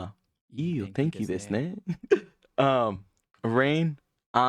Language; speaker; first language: Japanese; non-native, learner; English